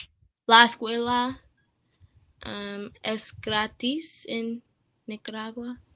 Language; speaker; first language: Spanish; non-native, learner; English